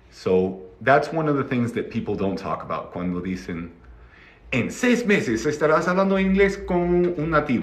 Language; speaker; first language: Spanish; non-native, fluent; English